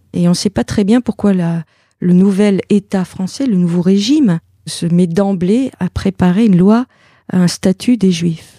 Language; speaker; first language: French; native; French